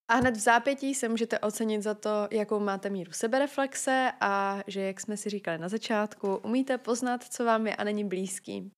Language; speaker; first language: Czech; native; Czech